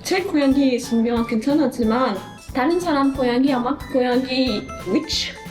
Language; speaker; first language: Korean; non-native, learner; French